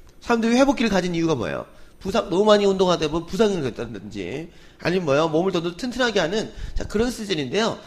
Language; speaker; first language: Korean; native; Korean